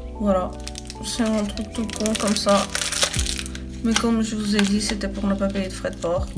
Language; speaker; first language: French; early bilingual, other home language; Portuguese